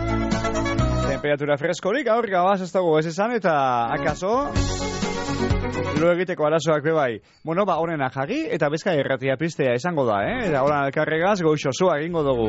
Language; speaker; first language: Basque; native; Basque